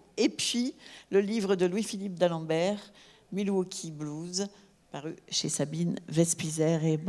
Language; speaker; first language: French; native; French